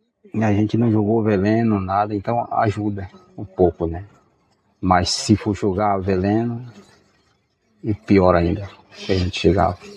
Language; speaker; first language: Portuguese; non-native, local second language; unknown